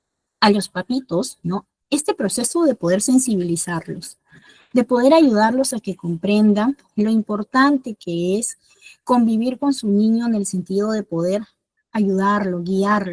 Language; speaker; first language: Spanish; native; Spanish